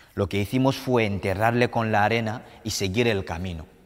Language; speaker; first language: Spanish; non-native, fluent; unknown